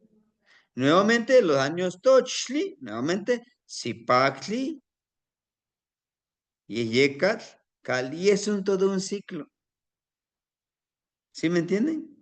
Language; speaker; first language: Spanish; native; Spanish